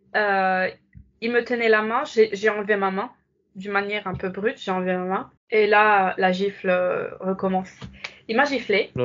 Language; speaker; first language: French; non-native, local second language; Arabic